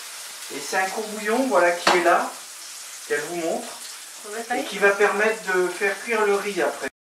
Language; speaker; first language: French; native; French